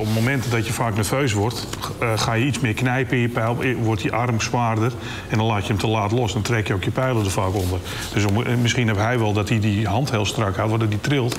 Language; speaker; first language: Dutch; native; Dutch